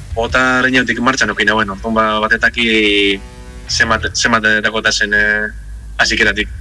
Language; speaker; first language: Basque; native; Basque